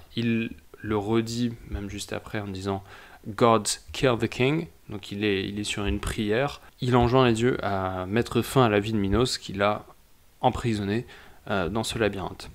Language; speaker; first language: French; native; French